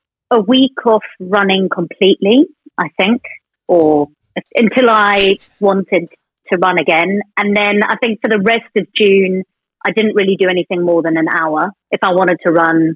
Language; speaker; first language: English; native; English